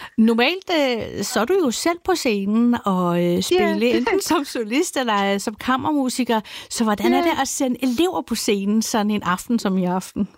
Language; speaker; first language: Danish; native; Danish